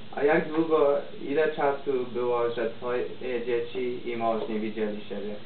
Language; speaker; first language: Polish; early bilingual, heritage; Polish